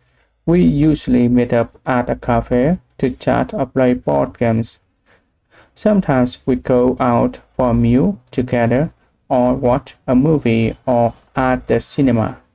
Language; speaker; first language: English; non-native, learner; Vietnamese